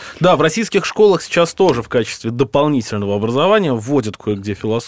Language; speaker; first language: Russian; native; Russian